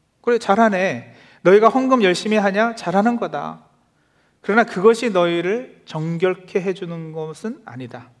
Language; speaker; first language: Korean; native; Korean